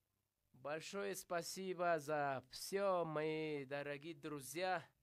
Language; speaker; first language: Russian; non-native, learner; Spanish